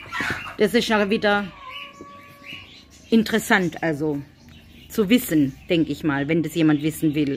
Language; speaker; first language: German; native; German